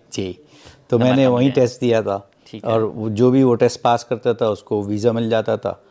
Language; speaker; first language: Urdu; native; Urdu